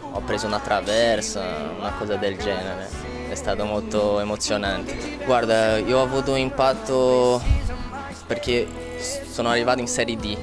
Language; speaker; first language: Italian; non-native, fluent; Portuguese